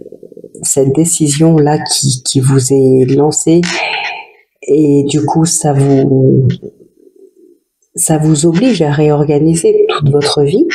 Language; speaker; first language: French; native; French